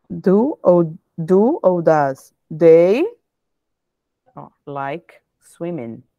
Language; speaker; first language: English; non-native, fluent; Portuguese